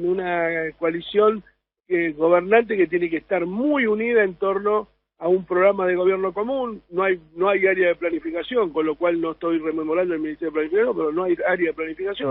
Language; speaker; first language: Spanish; native; Spanish